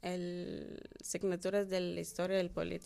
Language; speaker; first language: Spanish; non-native, learner; Arabic